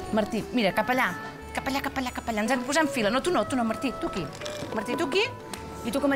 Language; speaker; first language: Catalan; native; Catalan